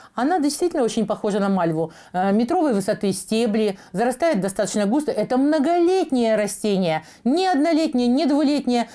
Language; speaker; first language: Russian; native; Russian